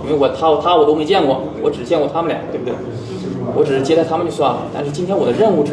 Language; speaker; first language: Chinese; native; Chinese